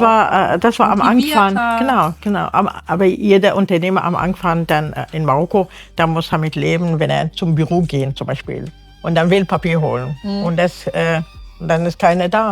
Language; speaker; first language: German; non-native, learner; Arabic